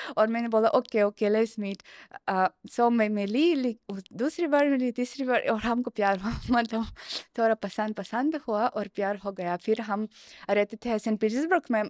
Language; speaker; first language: Hindi; non-native, fluent; Russian